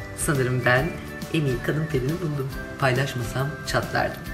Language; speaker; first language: Turkish; native; Turkish